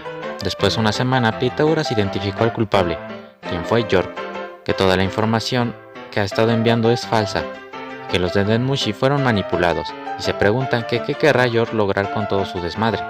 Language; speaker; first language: Spanish; native; Spanish